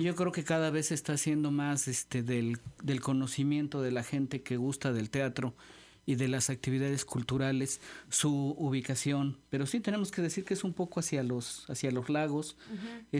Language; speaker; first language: Spanish; native; Spanish